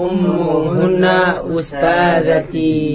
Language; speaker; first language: Arabic; non-native, learner; Indonesian